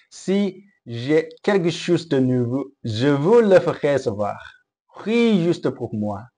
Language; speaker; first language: French; non-native, learner; Chinese